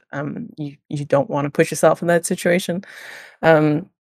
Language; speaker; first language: English; non-native, fluent; Danish